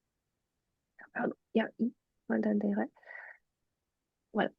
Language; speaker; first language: French; non-native, fluent; Chinese